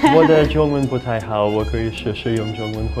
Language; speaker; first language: Chinese; non-native, fluent; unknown